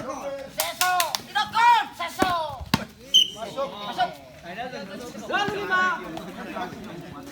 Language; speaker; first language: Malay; non-native, local second language; Nias